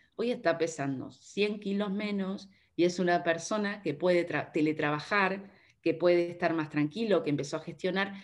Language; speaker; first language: Spanish; native; Spanish